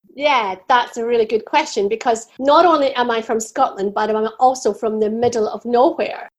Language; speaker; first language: English; native; English